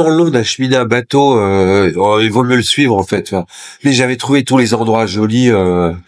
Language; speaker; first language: French; native; French